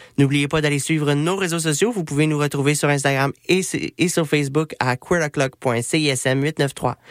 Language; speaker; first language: French; native; French